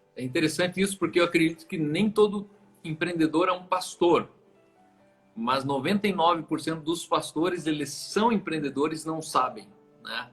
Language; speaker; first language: Portuguese; native; Portuguese